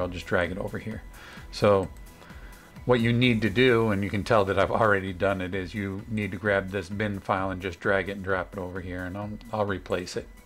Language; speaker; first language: English; native; English